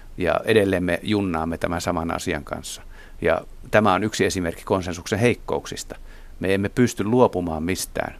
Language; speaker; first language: Finnish; native; Finnish